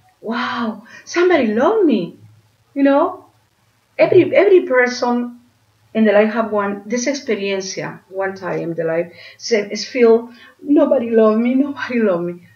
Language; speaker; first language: English; non-native, learner; Spanish